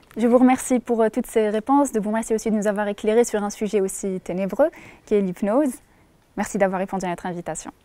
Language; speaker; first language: French; non-native, local second language; Arabic